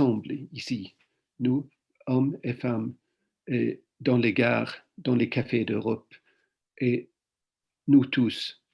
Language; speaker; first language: French; non-native, fluent; Swedish